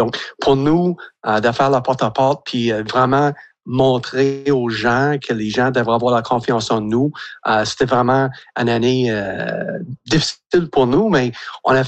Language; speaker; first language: French; native; French